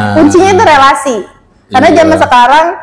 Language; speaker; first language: Indonesian; native; Indonesian